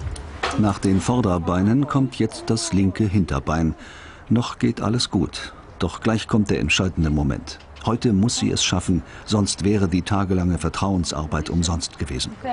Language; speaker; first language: German; native; German